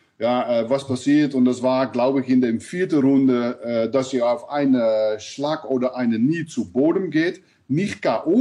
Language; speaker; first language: German; non-native, learner; Dutch